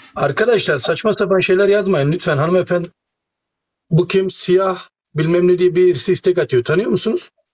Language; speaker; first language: Turkish; native; Turkish